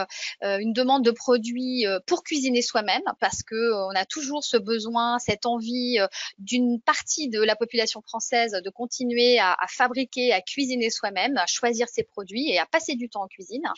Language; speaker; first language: French; native; French